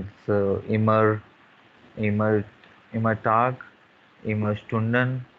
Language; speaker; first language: German; non-native, learner; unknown